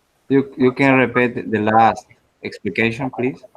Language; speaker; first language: English; non-native, learner; Spanish